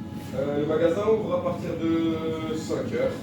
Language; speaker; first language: French; native; French